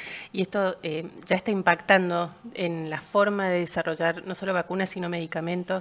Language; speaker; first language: Spanish; native; Spanish